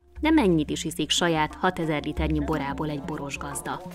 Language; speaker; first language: Hungarian; native; Hungarian